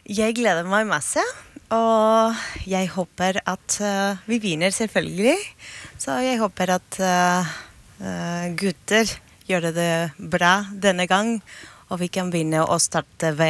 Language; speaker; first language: Norwegian; non-native, learner; Spanish